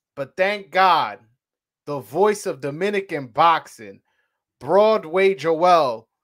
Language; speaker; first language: English; early bilingual, other home language; Spanish